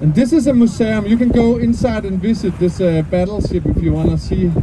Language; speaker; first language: English; non-native, fluent; Danish